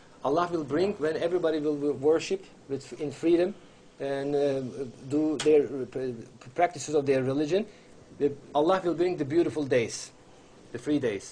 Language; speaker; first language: English; non-native, fluent; Turkish